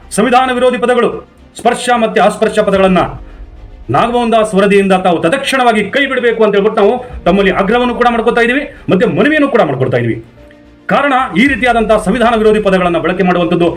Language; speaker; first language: Kannada; non-native, local second language; Lambadi